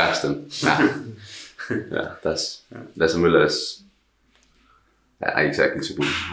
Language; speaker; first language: German; non-native, learner; Danish